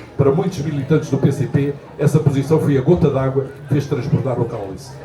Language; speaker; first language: Portuguese; native; Portuguese